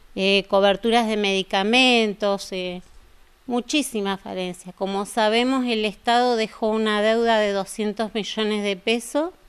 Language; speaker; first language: Spanish; native; Spanish